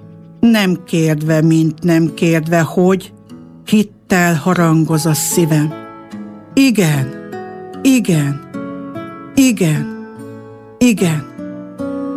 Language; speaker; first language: Hungarian; native; Hungarian